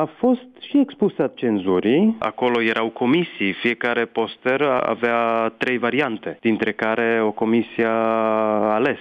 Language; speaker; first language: Romanian; non-native, fluent; Czech